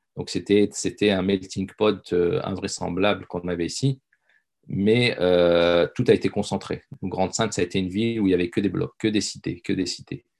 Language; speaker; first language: French; early bilingual, other home language; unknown